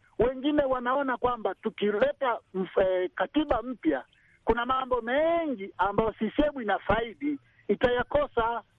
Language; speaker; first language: Swahili; native; Swahili